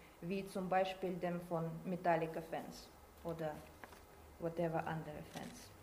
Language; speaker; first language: German; non-native, learner; Russian